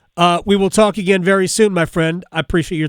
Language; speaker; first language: English; native; English